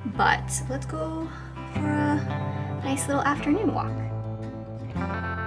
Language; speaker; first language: English; native; English